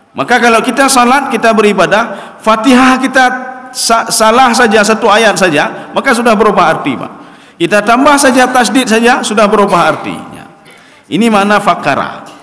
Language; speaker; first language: Malay; non-native, local second language; Achinese